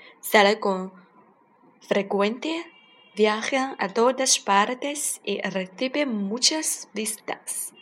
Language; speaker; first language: Spanish; non-native, fluent; Chinese